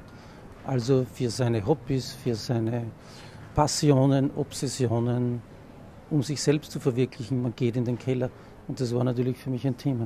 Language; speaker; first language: German; native; German